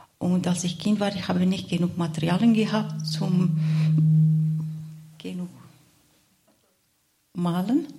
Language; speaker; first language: German; non-native, learner; Arabic